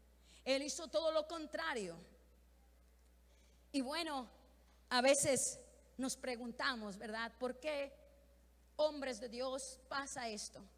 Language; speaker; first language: Spanish; native; Spanish